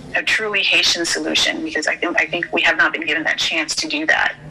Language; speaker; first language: English; early bilingual, other home language; Haitian Creole